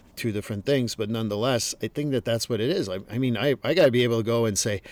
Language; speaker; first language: English; native; English